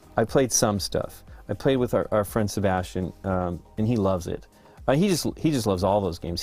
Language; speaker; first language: English; native; English